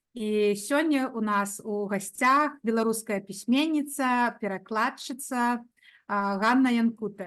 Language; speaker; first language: Belarusian; non-native, local second language; Russian